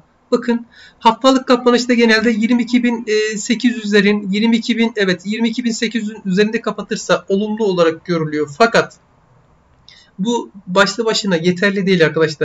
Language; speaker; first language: Turkish; native; Turkish